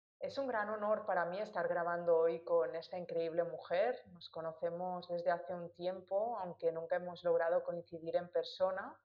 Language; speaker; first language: Spanish; native; Spanish